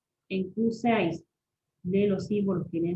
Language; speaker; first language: Spanish; native; Spanish